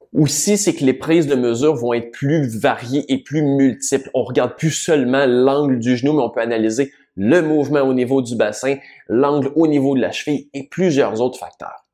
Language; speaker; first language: French; native; French